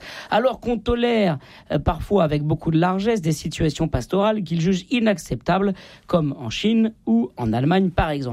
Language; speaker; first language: French; native; French